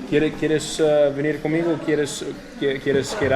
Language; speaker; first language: Spanish; non-native, learner; English